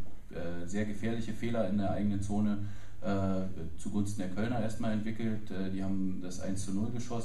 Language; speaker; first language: German; native; German